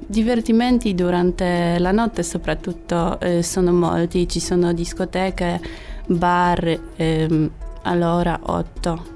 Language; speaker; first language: Italian; non-native, learner; Polish